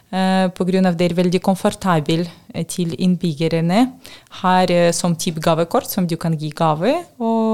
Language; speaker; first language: Norwegian; non-native, learner; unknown